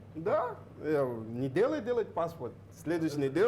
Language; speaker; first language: Russian; non-native, learner; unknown